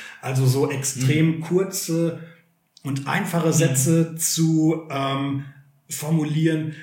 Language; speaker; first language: German; native; German